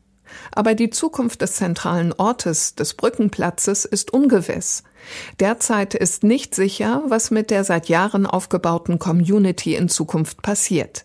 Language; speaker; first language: German; native; German